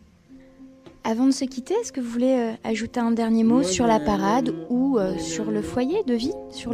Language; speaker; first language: French; native; French